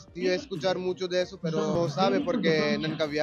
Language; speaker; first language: Spanish; non-native, learner; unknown